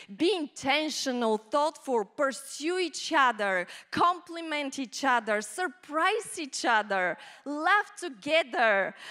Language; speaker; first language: English; non-native, fluent; Bulgarian